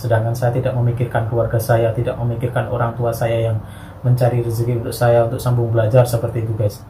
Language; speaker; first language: Indonesian; native; Indonesian